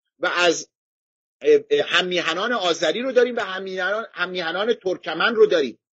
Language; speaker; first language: Persian; non-native, local second language; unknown